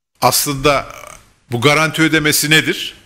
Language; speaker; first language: Turkish; native; Turkish